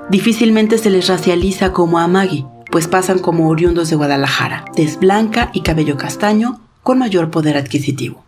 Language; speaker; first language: Spanish; native; Spanish